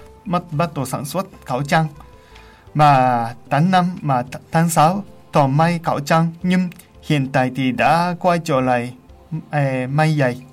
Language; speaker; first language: Vietnamese; non-native, fluent; Japanese